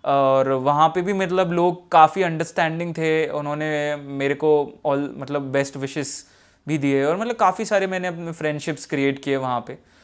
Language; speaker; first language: Hindi; native; Hindi